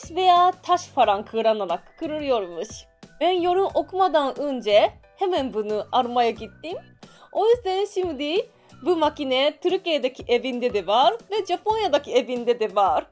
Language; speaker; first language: Turkish; non-native, learner; Japanese